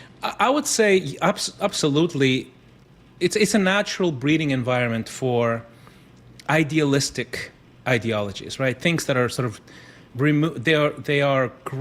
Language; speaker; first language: English; non-native, fluent; Spanish